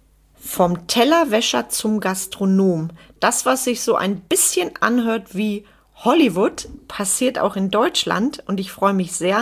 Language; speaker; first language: German; native; German